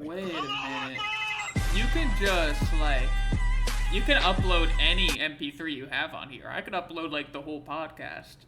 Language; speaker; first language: English; native; English